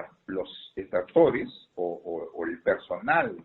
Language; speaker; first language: Spanish; native; Spanish